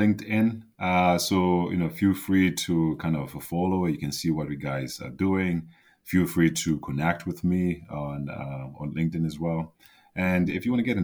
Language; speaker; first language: English; non-native, local second language; Shona